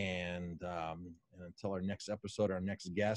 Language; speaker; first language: English; native; English